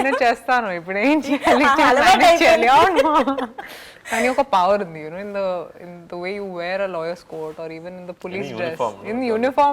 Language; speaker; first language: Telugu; non-native, fluent; Hindi